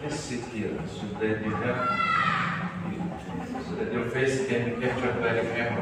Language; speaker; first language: English; non-native, fluent; Indonesian